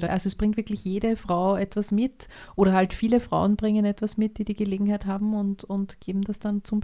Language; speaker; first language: German; native; German